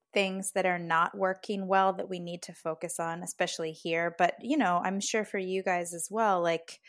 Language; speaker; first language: English; native; English